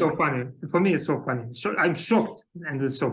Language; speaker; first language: English; non-native, learner; Russian